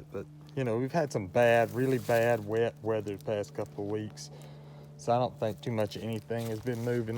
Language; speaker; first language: English; native; English